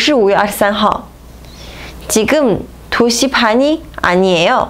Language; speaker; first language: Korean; non-native, fluent; Chinese